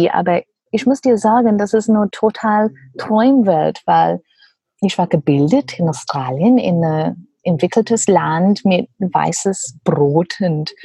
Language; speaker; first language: German; non-native, learner; English